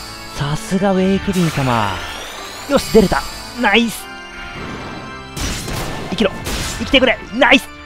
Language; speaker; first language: Japanese; native; Japanese